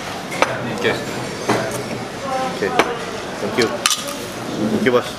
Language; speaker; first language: English; non-native, local second language; Malay